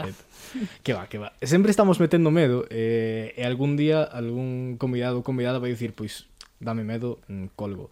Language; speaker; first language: Galician; non-native, local second language; Spanish